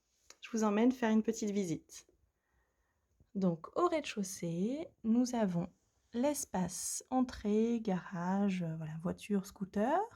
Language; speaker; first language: French; native; French